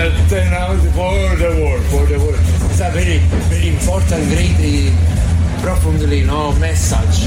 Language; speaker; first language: English; non-native, learner; Italian